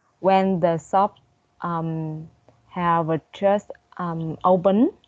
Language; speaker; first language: English; non-native, learner; Vietnamese